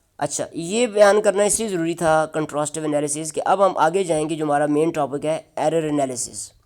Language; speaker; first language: Urdu; non-native, local second language; Northern Hindko